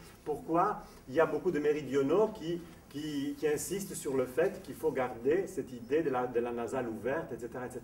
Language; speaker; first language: French; non-native, fluent; Italian